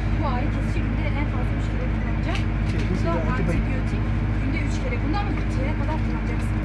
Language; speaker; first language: Turkish; non-native, learner; Malay